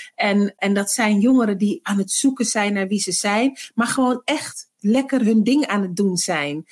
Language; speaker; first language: Dutch; early bilingual, other home language; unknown